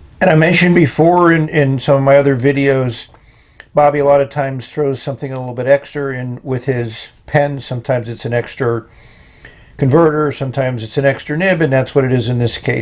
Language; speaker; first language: English; native; English